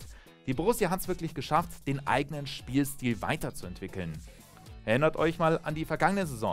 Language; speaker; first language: German; native; German